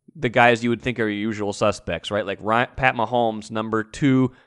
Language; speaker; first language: English; native; English